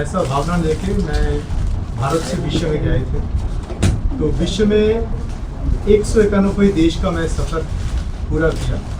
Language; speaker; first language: Hindi; non-native, local second language; Bangla